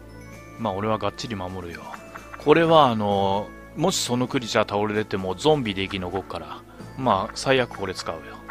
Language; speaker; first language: Japanese; native; Japanese